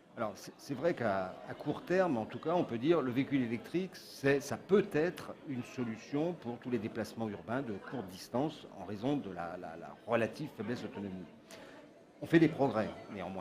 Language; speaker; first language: French; native; French